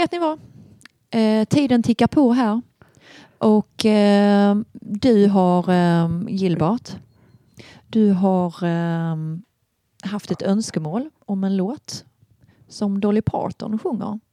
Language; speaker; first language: Swedish; native; Swedish